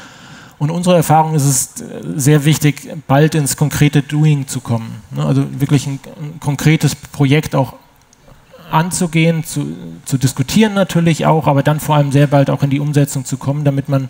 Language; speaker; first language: German; native; German